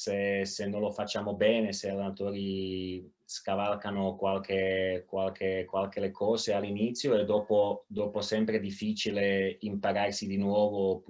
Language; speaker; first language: Italian; non-native, fluent; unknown